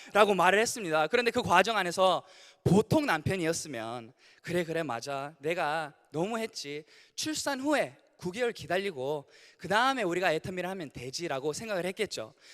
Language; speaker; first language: Korean; early bilingual, heritage; English